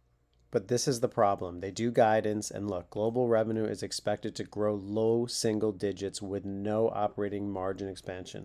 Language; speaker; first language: English; native; English